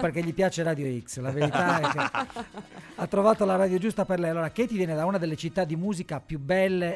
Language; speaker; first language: Italian; native; Italian